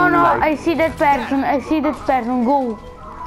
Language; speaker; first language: English; non-native, learner; Italian